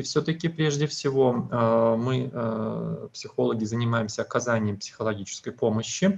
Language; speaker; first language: Russian; native; Russian